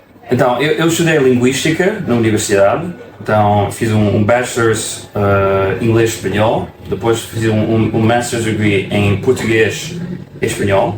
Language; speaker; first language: Portuguese; non-native, fluent; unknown